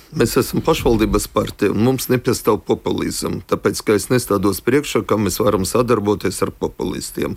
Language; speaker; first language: Latvian; non-native, local second language; Russian